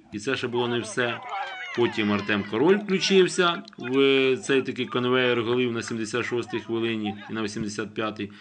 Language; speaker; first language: Ukrainian; native; Ukrainian